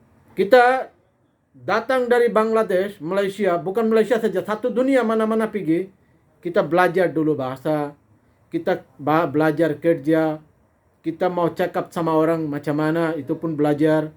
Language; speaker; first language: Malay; non-native, fluent; Bangla